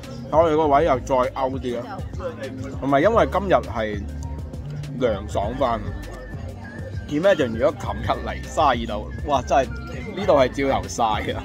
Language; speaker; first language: Cantonese; native; Cantonese